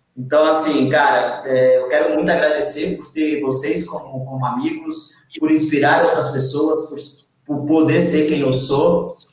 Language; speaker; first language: Portuguese; native; Portuguese